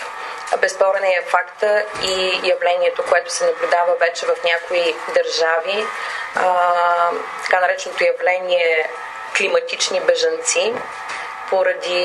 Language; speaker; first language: Bulgarian; native; Bulgarian